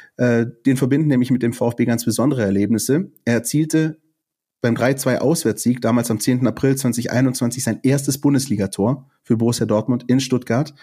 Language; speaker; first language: German; native; German